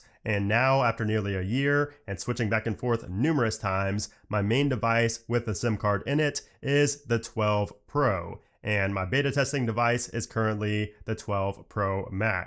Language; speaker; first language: English; native; English